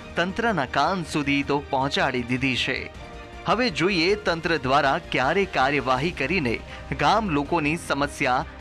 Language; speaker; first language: Gujarati; native; Gujarati